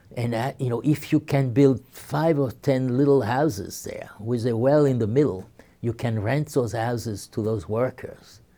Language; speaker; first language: English; non-native, fluent; French